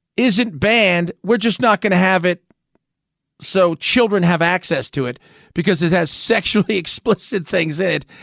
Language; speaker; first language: English; early bilingual, other home language; Spanish